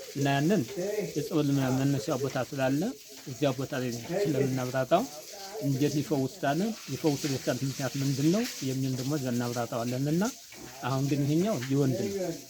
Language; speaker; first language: Amharic; native; Amharic